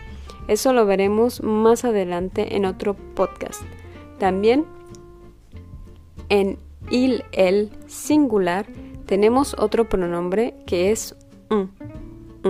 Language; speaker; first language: Spanish; non-native, fluent; French